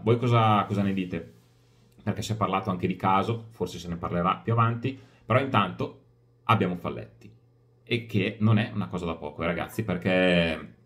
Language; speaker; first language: Italian; native; Italian